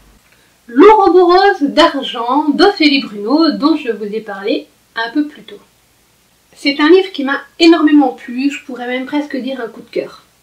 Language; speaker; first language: French; native; French